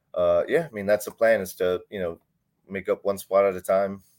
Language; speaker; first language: English; native; English